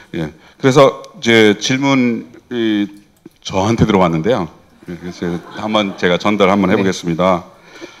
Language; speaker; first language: Korean; non-native, fluent; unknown